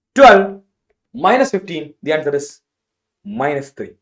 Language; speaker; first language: English; non-native, local second language; Malayalam